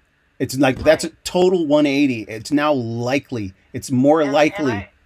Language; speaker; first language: English; native; English